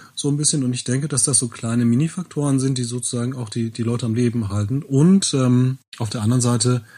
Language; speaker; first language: German; native; German